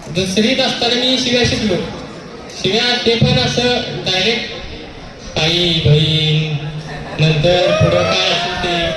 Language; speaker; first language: Marathi; non-native, local second language; Kannada